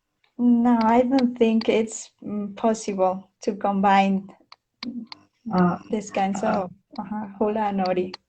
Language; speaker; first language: English; non-native, fluent; Spanish